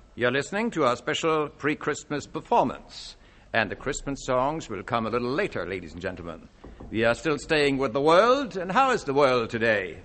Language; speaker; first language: English; non-native, fluent; Dutch